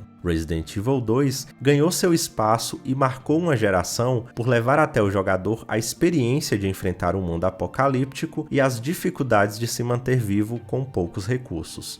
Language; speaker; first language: Portuguese; native; Portuguese